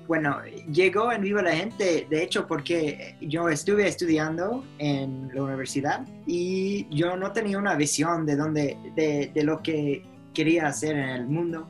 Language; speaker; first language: Spanish; non-native, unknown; English